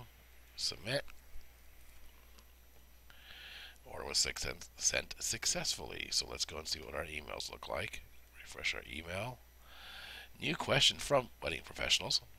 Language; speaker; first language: English; native; English